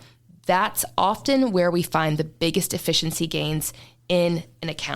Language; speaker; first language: English; native; English